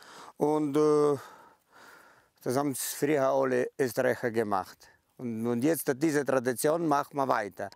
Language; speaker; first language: German; non-native, local second language; Ukrainian